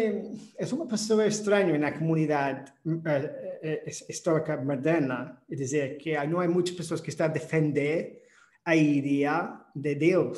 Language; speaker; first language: Portuguese; non-native, fluent; English